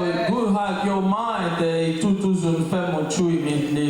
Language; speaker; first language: Swedish; non-native, learner; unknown